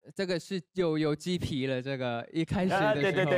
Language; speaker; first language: Chinese; non-native, learner; Thai